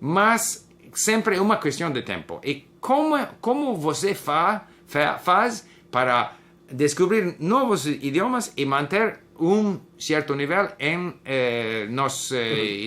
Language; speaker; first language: Portuguese; non-native, learner; English